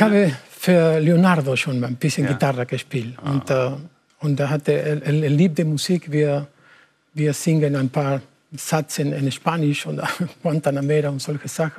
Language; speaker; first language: German; non-native, learner; Spanish